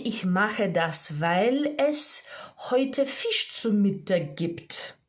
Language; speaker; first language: German; non-native, fluent; Ukrainian